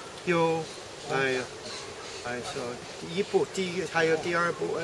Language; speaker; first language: Chinese; non-native, fluent; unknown